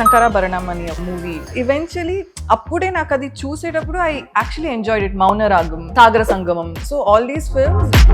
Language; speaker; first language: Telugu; non-native, fluent; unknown